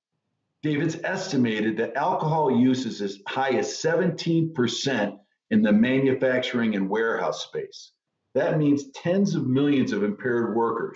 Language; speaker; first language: English; native; English